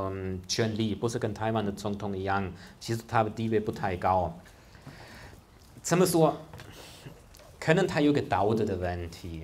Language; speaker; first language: Chinese; non-native, fluent; German